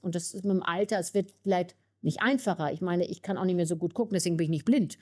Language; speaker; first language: German; native; German